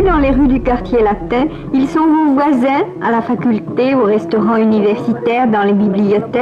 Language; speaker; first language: French; native; French